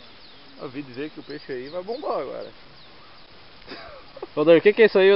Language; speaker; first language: Portuguese; native; Portuguese